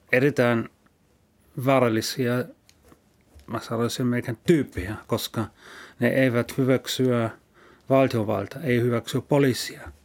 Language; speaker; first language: Finnish; non-native, fluent; German